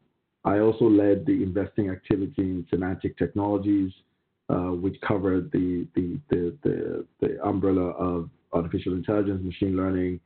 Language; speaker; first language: English; non-native, local second language; Yoruba